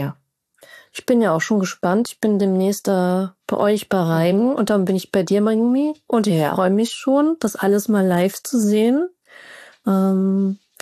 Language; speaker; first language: German; native; German